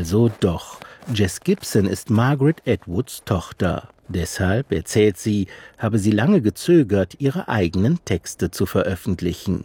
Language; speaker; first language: German; native; German